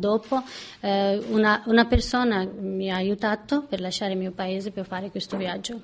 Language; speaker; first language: Italian; non-native, learner; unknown